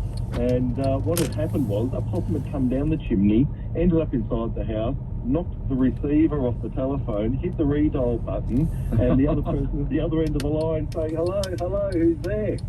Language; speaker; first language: English; native; English